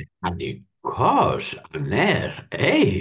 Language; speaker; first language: Greek; non-native, learner; Spanish